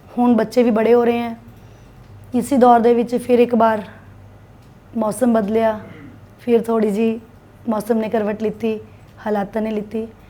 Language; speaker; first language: Punjabi; non-native, local second language; Hindi